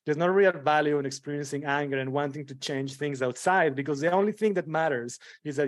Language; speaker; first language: English; early bilingual, other home language; Spanish